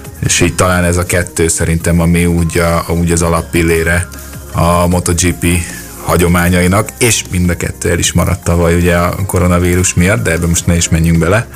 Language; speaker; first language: Hungarian; native; Hungarian